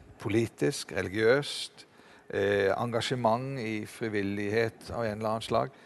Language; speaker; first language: Norwegian; native; Norwegian